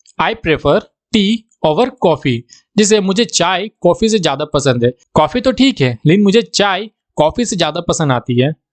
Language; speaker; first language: Hindi; native; Hindi